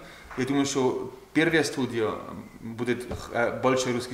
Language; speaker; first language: Russian; non-native, learner; German